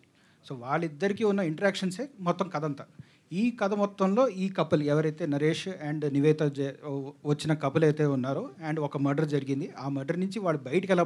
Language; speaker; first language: Telugu; native; Telugu